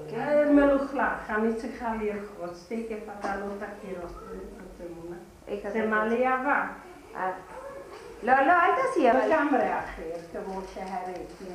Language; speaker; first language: Hebrew; non-native, fluent; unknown